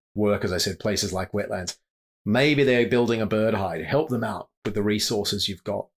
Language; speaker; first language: English; native; English